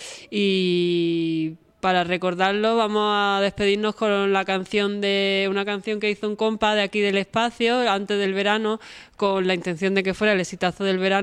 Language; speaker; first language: Spanish; native; Spanish